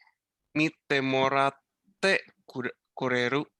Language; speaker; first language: Japanese; non-native, learner; Indonesian